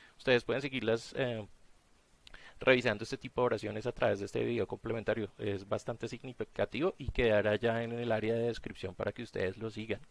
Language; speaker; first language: Spanish; native; Spanish